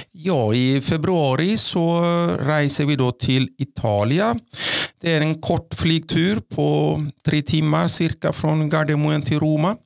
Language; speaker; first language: Norwegian; non-native, fluent; Greek